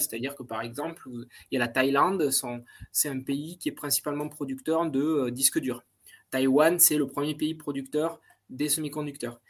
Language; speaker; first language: French; native; French